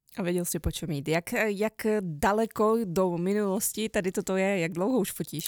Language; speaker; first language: Czech; native; Czech